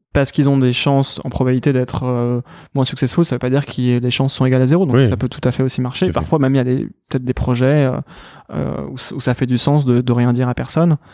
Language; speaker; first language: French; native; French